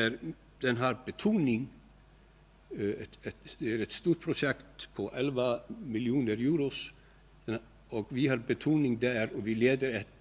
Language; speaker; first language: Swedish; non-native, fluent; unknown